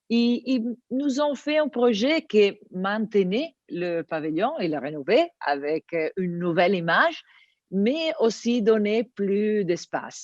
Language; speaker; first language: French; non-native, fluent; Italian